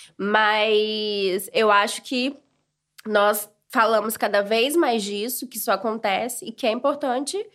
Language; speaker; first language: Portuguese; native; Portuguese